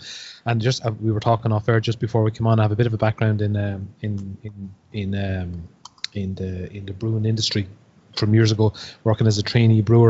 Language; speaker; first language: English; native; English